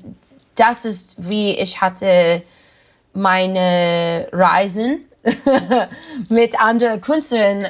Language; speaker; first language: German; non-native, learner; English